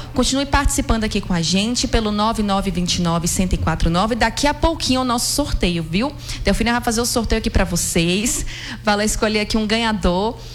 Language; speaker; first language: Portuguese; native; Portuguese